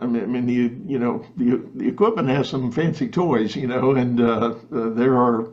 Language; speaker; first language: English; native; English